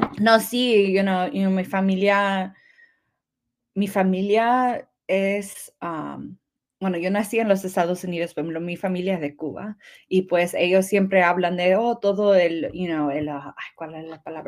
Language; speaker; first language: Spanish; early bilingual, heritage; English